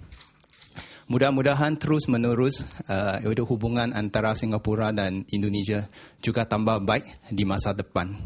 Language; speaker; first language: Indonesian; non-native, fluent; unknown